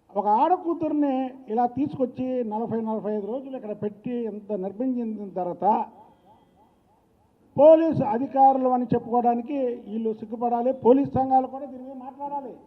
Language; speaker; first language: Telugu; native; Telugu